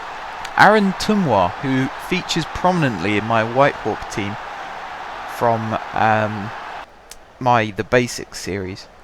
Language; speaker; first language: English; native; English